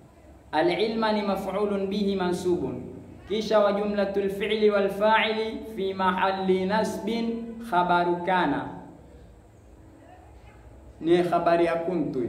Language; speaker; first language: Arabic; non-native, fluent; Swahili